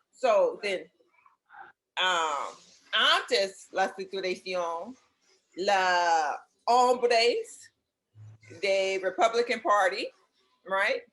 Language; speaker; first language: Spanish; non-native, learner; English